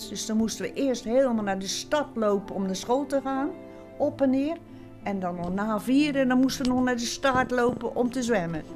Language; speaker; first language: Dutch; native; Dutch